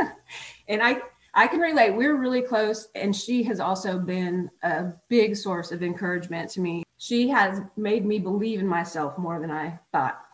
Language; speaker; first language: English; native; English